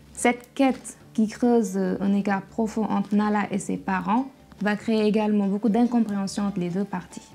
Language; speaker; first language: French; non-native, local second language; Fula